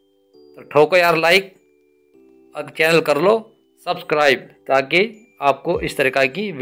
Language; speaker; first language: Hindi; native; Hindi